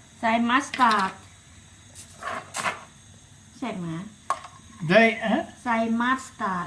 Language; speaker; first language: Dutch; non-native, learner; Thai